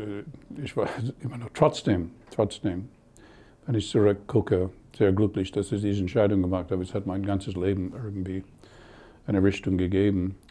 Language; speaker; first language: German; non-native, fluent; English